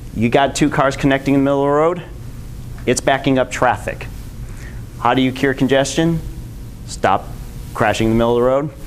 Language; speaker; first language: English; native; English